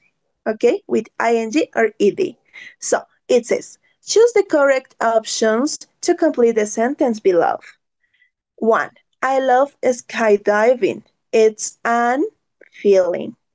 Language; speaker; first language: English; non-native, learner; Spanish